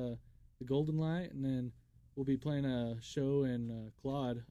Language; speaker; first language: English; native; English